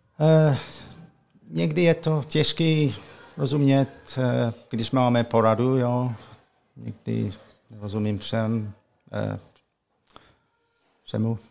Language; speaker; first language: Czech; non-native, learner; English